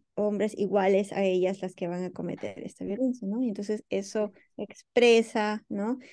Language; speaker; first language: Spanish; native; Spanish